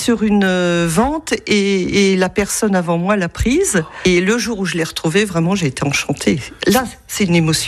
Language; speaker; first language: French; native; French